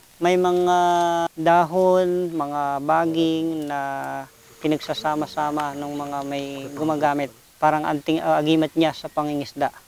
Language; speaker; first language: Filipino; non-native, local second language; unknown